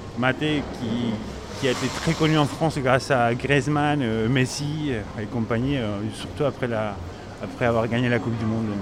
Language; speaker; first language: French; non-native, fluent; Spanish